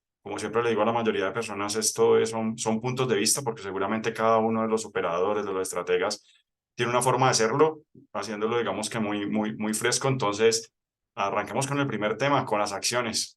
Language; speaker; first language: Spanish; native; Spanish